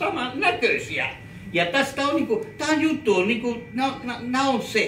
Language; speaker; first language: Finnish; non-native, fluent; Spanish